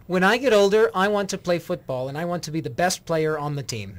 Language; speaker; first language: English; native; English